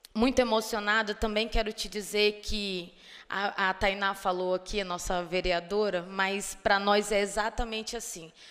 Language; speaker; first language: Portuguese; native; Portuguese